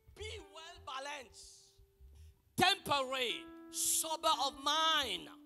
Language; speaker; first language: English; non-native, local second language; Morisyen